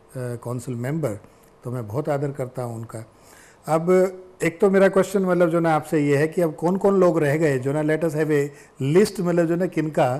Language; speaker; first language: Hindi; native; Hindi